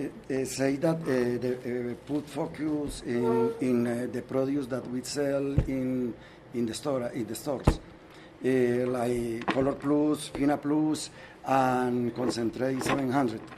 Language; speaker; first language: English; non-native, learner; Spanish